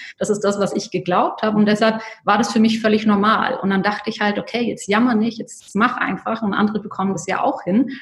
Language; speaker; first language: German; native; German